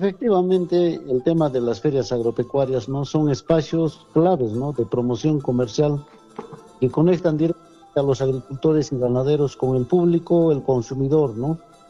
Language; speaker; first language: Spanish; native; Spanish